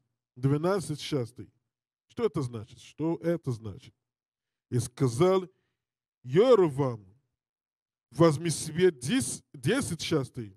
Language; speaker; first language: Russian; non-native, learner; English